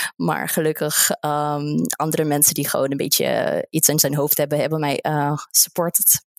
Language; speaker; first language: Dutch; non-native, fluent; Russian